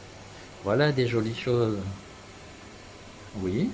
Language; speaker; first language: French; native; French